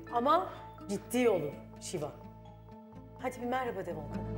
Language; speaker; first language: Turkish; native; Turkish